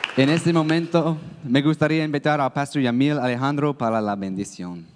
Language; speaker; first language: Spanish; non-native, fluent; English